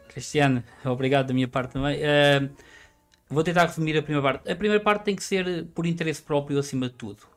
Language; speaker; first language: Portuguese; native; Portuguese